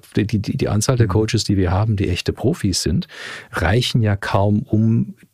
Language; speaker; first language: German; early bilingual, heritage; English